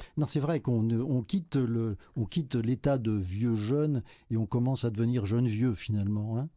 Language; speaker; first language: French; native; French